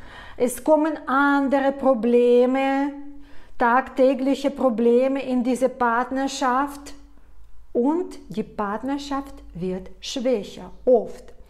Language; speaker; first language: German; non-native, fluent; Russian